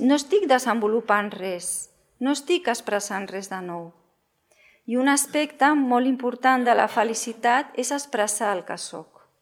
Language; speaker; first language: Catalan; non-native, local second language; Spanish